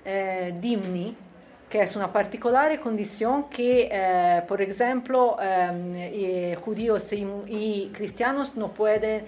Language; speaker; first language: Spanish; non-native, learner; Italian